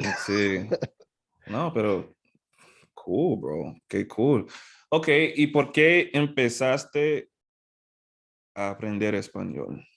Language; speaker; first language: Spanish; non-native, fluent; English